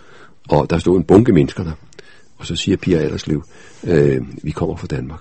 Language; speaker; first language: Danish; native; Danish